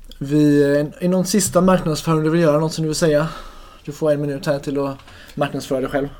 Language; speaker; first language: Swedish; native; Swedish